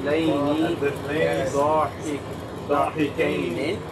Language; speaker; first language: Arabic; non-native, learner; English